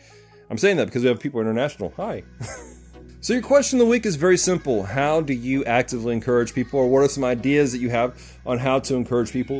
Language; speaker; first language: English; native; English